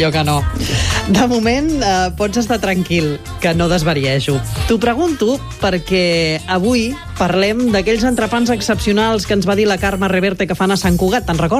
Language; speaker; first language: Catalan; native; Catalan